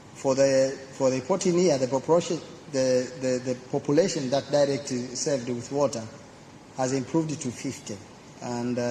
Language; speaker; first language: English; non-native, local second language; Swahili